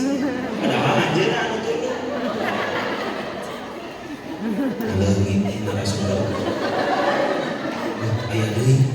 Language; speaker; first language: Indonesian; non-native, local second language; Sundanese